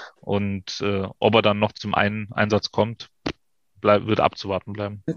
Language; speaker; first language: German; native; German